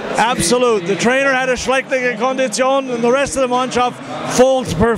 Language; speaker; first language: German; non-native, fluent; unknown